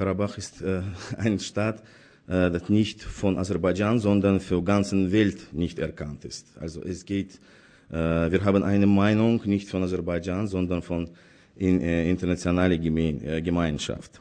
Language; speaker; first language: German; non-native, fluent; Azerbaijani